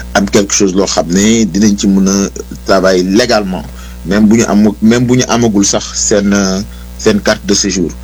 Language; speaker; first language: French; non-native, local second language; Wolof